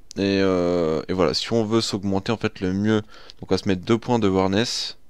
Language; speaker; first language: French; native; French